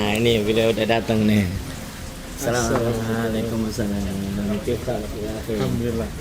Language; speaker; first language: Indonesian; native; Indonesian